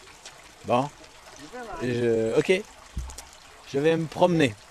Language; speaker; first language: French; native; French